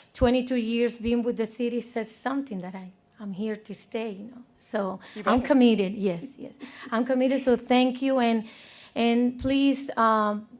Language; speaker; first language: English; non-native, fluent; Spanish